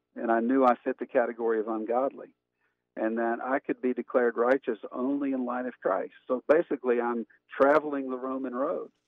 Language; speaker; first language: English; native; English